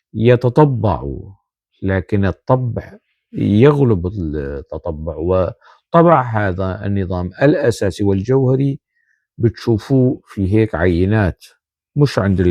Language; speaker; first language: Arabic; non-native, local second language; Kurdish